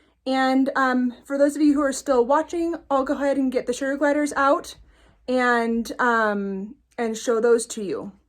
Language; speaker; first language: English; native; English